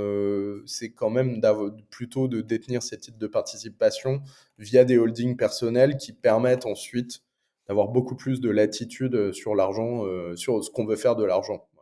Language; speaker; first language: French; native; French